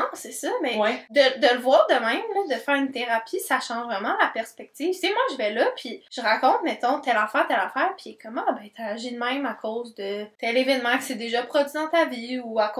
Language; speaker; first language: French; native; French